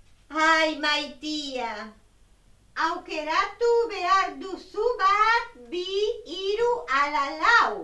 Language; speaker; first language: Basque; non-native, learner; Spanish